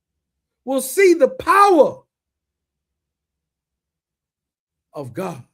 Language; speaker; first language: English; native; English